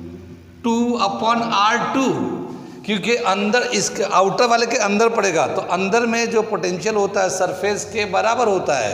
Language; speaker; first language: Hindi; native; Hindi